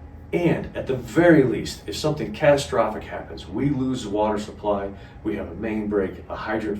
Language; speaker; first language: English; native; English